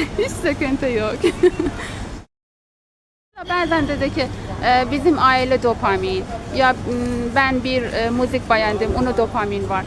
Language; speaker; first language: Turkish; non-native, learner; Persian